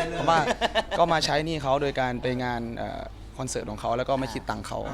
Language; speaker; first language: Thai; native; Thai